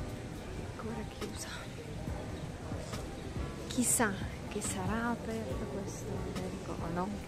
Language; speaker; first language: Italian; non-native, learner; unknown